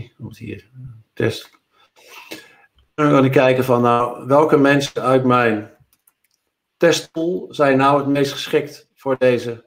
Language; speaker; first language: Dutch; native; Dutch